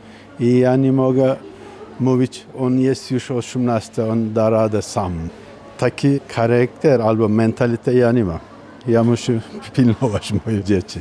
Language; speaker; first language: Polish; non-native, learner; Turkish